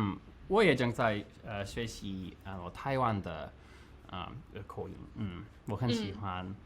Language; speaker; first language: Chinese; non-native, learner; English